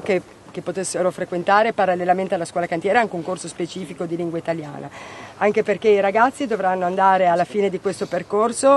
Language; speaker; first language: Italian; native; Italian